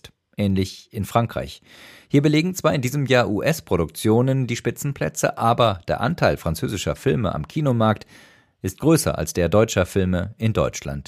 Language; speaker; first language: German; native; German